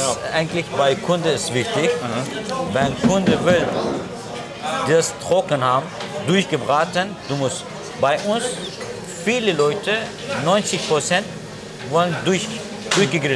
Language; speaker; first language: German; non-native, learner; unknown